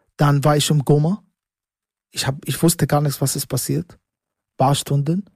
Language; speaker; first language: German; non-native, learner; Arabic